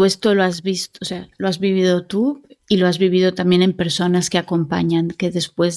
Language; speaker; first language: Spanish; native; Spanish